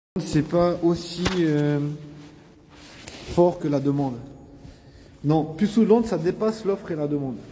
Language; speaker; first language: French; native; French